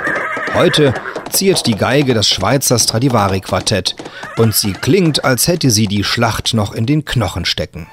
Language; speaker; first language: German; native; German